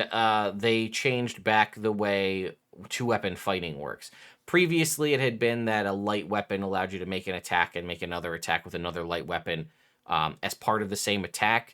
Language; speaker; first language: English; native; English